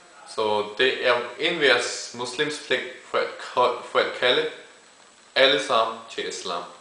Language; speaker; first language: Danish; non-native, fluent; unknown